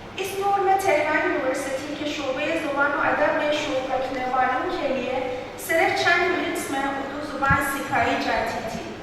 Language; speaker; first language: Urdu; non-native, fluent; Persian